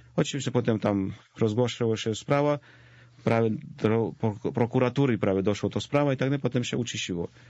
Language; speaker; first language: Polish; non-native, fluent; Georgian